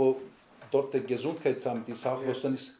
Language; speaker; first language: German; non-native, learner; Greek